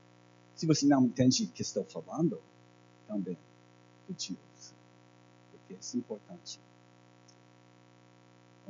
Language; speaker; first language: Portuguese; non-native, learner; English